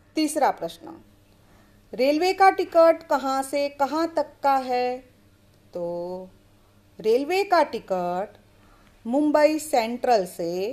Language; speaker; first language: Hindi; non-native, local second language; Gujarati